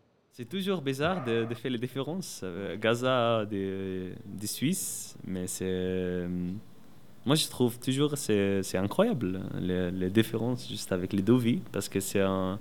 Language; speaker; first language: French; non-native, learner; Arabic